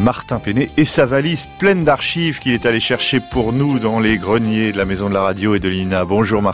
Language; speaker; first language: French; native; French